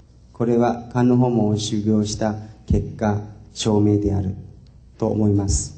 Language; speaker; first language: Japanese; non-native, fluent; Chinese